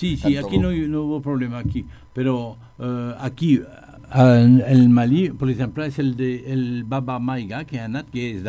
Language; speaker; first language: Catalan; non-native, learner; French